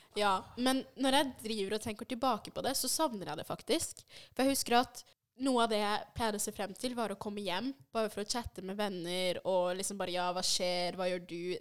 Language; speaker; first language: Norwegian; early bilingual, other home language; Swahili